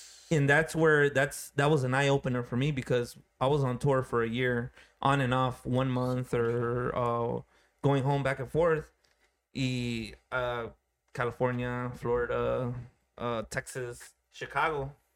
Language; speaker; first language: English; early bilingual, other home language; Spanish